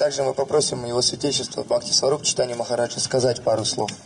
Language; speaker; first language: Russian; native; Russian